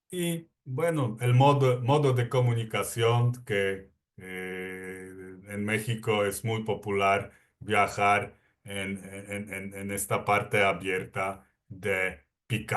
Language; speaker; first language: Spanish; non-native, fluent; Polish